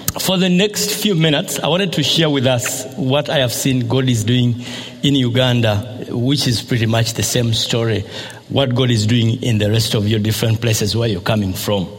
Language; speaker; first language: English; non-native, local second language; Ganda